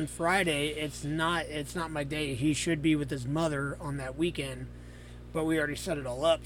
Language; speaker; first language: English; native; English